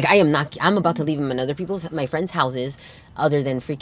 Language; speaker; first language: English; early bilingual, other home language; Spanish